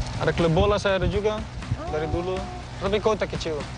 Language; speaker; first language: Indonesian; non-native, learner; Dutch